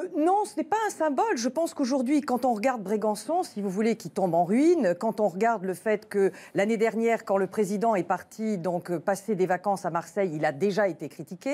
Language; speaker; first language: French; native; French